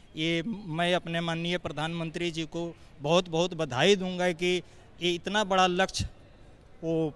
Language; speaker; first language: Hindi; native; Hindi